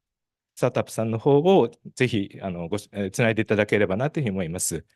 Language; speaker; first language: Japanese; native; Japanese